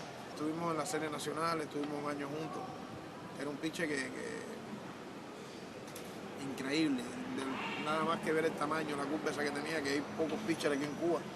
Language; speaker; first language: Spanish; native; Spanish